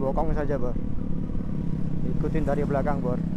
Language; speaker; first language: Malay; non-native, local second language; Javanese